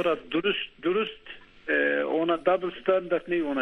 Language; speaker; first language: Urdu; non-native, learner; Turkish